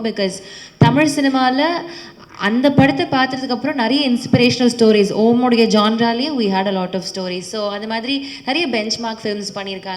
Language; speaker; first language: Tamil; native; Tamil